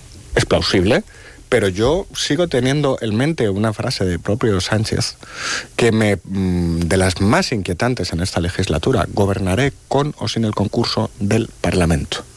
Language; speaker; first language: Spanish; native; Spanish